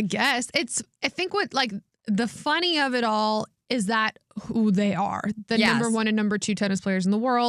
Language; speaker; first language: English; native; English